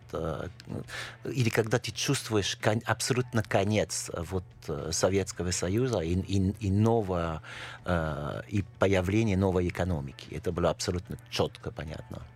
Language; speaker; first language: Russian; non-native, fluent; French